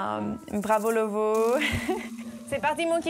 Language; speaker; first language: French; non-native, learner; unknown